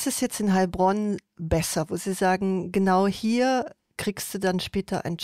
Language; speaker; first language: German; native; German